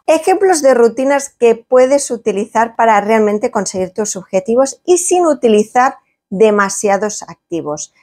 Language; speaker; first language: Spanish; native; Spanish